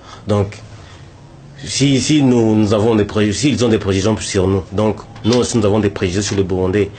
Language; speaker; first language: French; non-native, local second language; Swahili